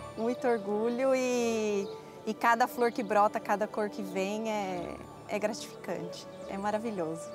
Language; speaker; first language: Portuguese; early bilingual, other home language; Dutch